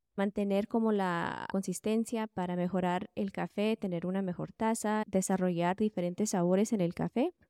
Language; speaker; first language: Spanish; early bilingual, heritage; Spanish